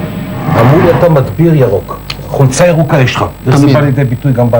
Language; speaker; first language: Hebrew; native; Hebrew